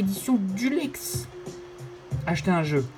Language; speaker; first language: French; native; French